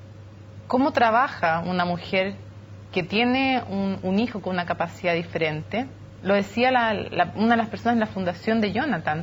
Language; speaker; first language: Spanish; native; Spanish